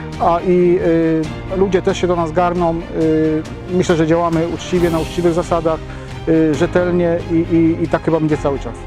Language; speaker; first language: Polish; native; Polish